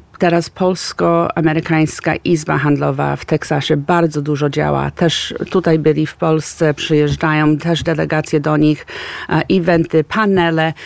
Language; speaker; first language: Polish; early bilingual, heritage; Polish